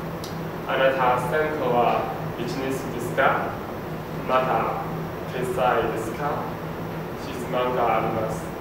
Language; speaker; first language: Japanese; non-native, learner; English